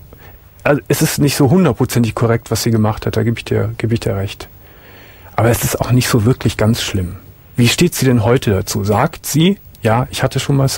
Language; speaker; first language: German; native; German